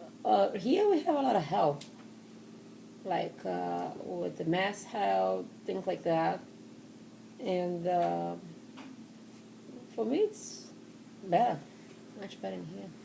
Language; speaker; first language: English; non-native, learner; Portuguese